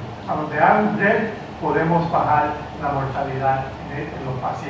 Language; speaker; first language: Spanish; early bilingual, heritage; Spanish